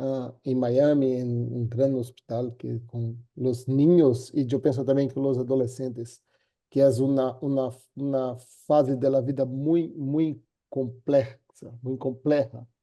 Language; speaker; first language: Spanish; non-native, fluent; Portuguese